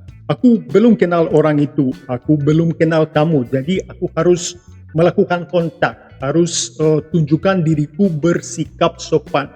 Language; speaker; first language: Indonesian; non-native, fluent; Russian